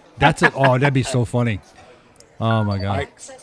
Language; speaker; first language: English; native; English